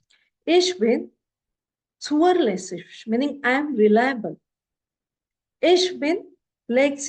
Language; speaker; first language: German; non-native, fluent; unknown